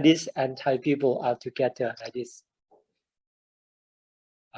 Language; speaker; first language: English; non-native, learner; Thai